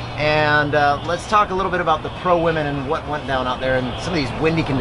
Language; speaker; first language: English; native; English